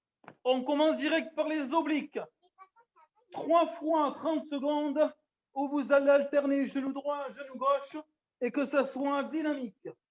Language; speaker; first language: French; native; French